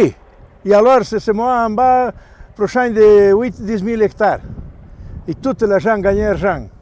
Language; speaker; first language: French; non-native, learner; Portuguese